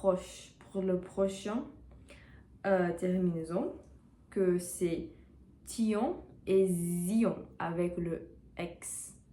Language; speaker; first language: French; non-native, learner; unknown